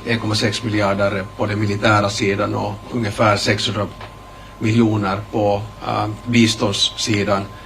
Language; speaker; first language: Swedish; native; Swedish